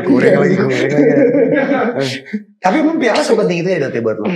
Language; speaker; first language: Indonesian; native; Indonesian